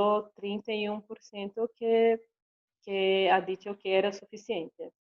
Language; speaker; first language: Spanish; non-native, learner; Portuguese